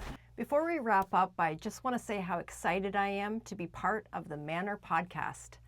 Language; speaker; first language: English; native; English